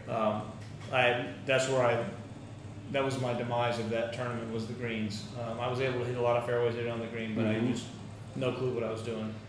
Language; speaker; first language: English; native; English